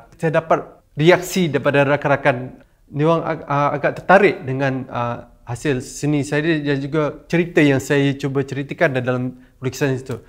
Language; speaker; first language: Malay; non-native, local second language; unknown